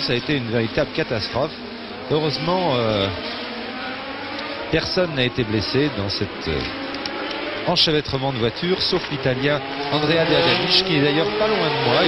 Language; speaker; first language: French; native; French